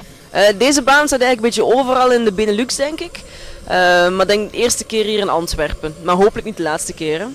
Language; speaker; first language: Dutch; native; Dutch